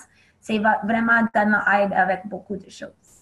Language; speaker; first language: French; non-native, learner; English